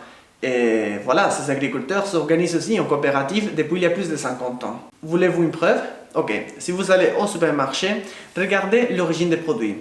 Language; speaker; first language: French; non-native, fluent; Spanish